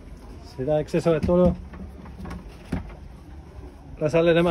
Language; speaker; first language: Spanish; non-native, fluent; English